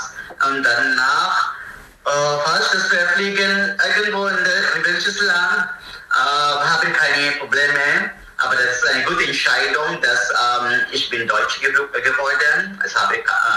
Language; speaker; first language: German; non-native, learner; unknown